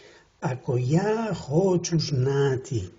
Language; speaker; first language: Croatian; non-native, fluent; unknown